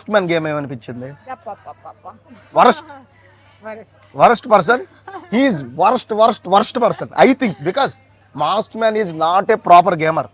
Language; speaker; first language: Telugu; native; Telugu